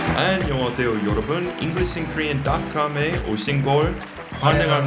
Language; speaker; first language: Korean; non-native, fluent; English